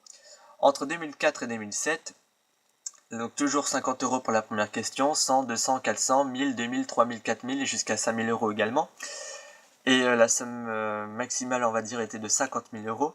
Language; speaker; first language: French; native; French